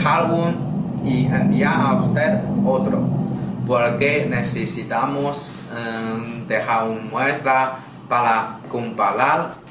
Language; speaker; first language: Spanish; non-native, learner; Chinese